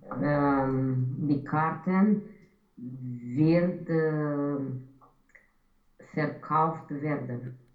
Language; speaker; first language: German; non-native, learner; Romanian